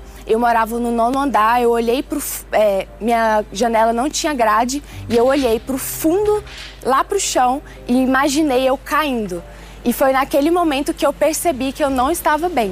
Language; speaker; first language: Portuguese; early bilingual, other home language; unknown